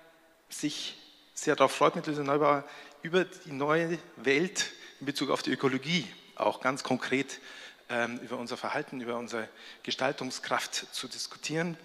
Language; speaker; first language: German; native; German